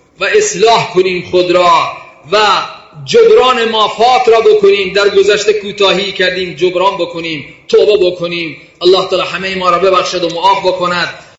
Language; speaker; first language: Persian; non-native, local second language; Baluchi